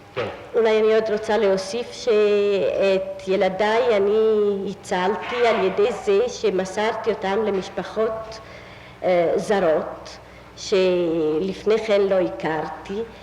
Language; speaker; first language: Hebrew; non-native, fluent; Italian